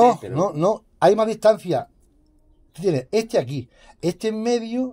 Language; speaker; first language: Spanish; native; Spanish